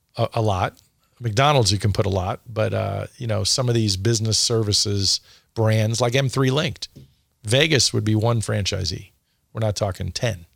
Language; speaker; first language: English; native; English